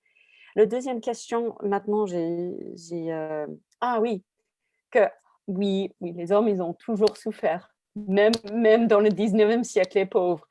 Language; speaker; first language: French; non-native, fluent; English